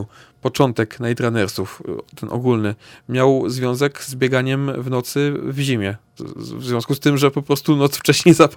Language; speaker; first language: Polish; native; Polish